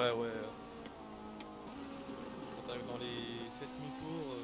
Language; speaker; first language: French; native; French